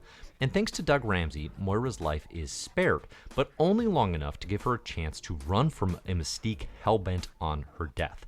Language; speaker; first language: English; native; English